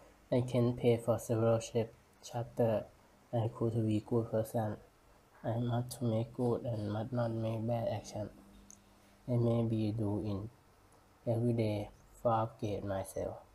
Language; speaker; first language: English; non-native, learner; Thai